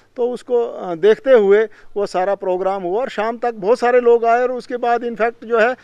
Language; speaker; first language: Hindi; native; Hindi